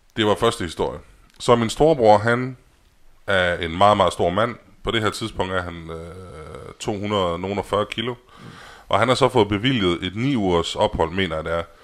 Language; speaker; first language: Danish; native; Danish